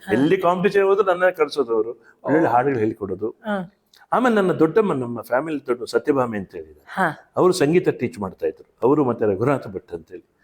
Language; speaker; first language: Kannada; native; Kannada